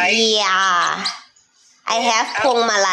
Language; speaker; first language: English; non-native, learner; Thai